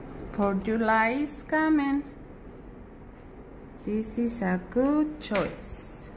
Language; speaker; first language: English; non-native, learner; Spanish